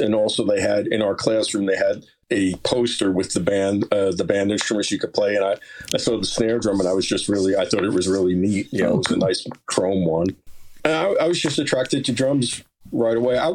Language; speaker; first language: English; native; English